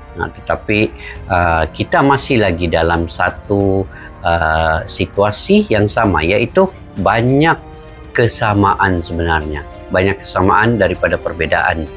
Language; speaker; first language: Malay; native; Malay